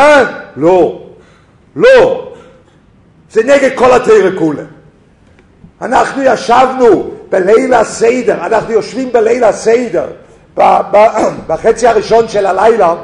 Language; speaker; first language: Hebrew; non-native, fluent; English